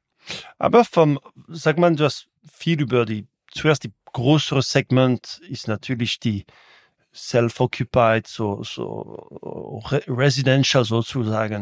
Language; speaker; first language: German; non-native, local second language; French